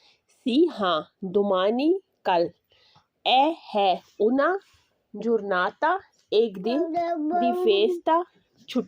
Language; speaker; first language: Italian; non-native, learner; Urdu